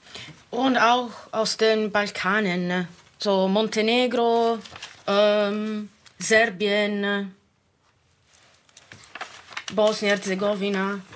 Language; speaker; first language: German; non-native, fluent; Italian